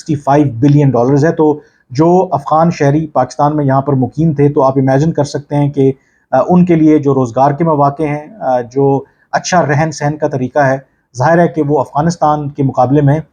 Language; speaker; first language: Urdu; native; Urdu